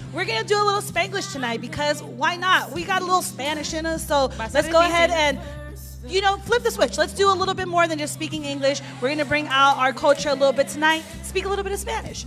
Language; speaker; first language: English; early bilingual, other home language; Spanish